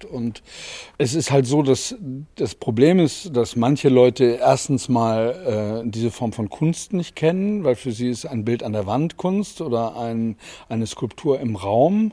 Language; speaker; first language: German; native; German